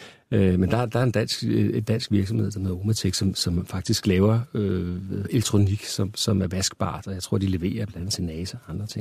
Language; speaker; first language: Danish; native; Danish